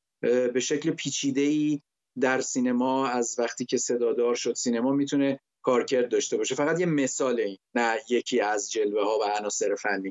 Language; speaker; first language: Persian; native; Persian